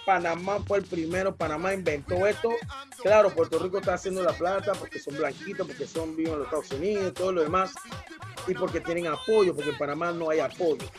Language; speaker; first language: Spanish; non-native, local second language; English